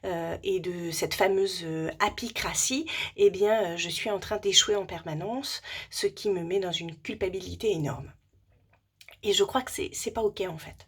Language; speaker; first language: French; native; French